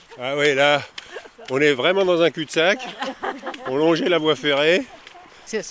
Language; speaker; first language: French; native; French